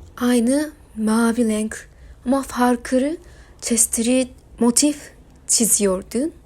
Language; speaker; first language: Turkish; non-native, learner; Japanese